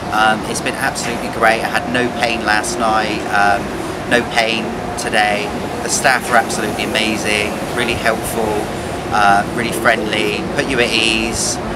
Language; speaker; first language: English; native; English